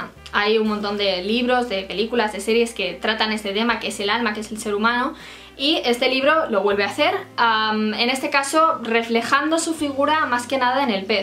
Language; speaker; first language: Spanish; native; Spanish